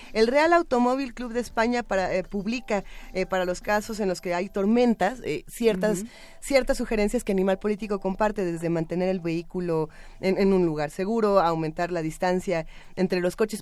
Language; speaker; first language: Spanish; native; Spanish